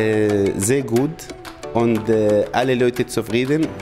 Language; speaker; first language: German; non-native, learner; Arabic